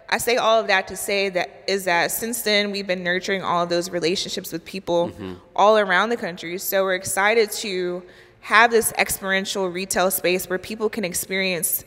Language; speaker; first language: English; native; English